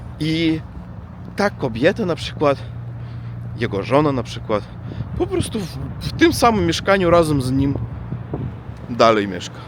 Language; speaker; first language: Polish; non-native, learner; Russian